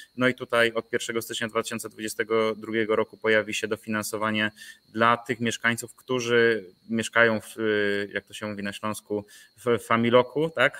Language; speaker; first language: Polish; native; Polish